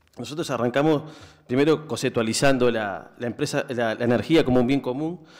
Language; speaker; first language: Spanish; native; Spanish